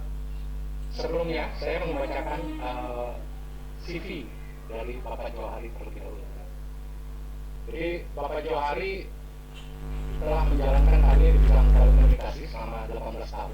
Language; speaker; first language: Indonesian; native; Indonesian